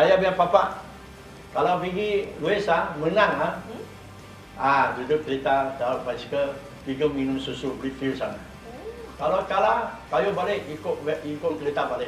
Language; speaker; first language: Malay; non-native, local second language; Chinese